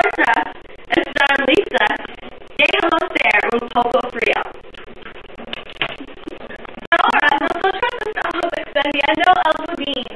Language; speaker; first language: Spanish; non-native, learner; English